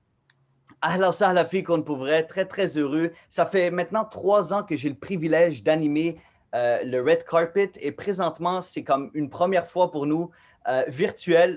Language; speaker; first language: French; native; French